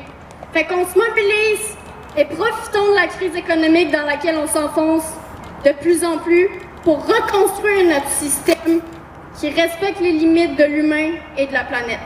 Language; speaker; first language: French; native; French